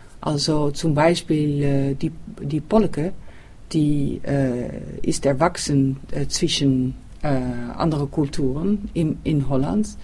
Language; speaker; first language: German; non-native, learner; Dutch